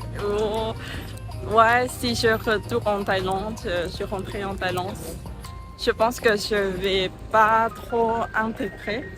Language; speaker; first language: French; non-native, learner; Thai